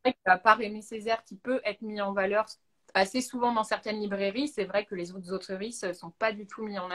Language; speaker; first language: French; native; French